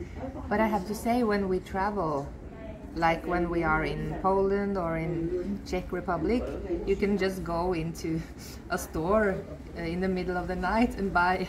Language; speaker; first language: English; non-native, fluent; Norwegian